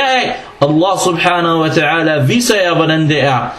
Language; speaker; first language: Danish; non-native, fluent; Arabic